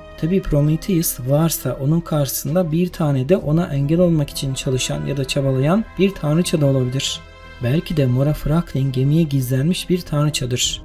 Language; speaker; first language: Turkish; native; Turkish